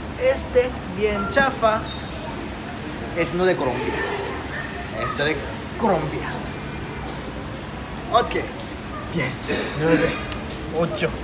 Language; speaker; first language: Spanish; non-native, learner; Japanese